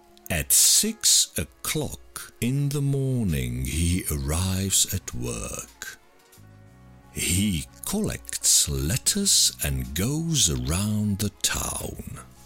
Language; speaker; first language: English; non-native, fluent; Czech